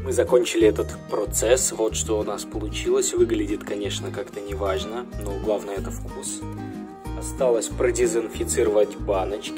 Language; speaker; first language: Russian; native; Russian